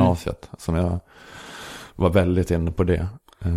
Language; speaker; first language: Swedish; native; Swedish